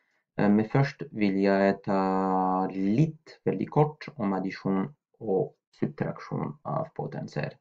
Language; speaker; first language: Norwegian; non-native, fluent; French